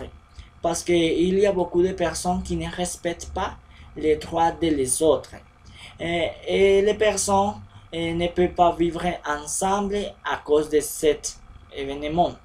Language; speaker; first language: French; non-native, learner; Spanish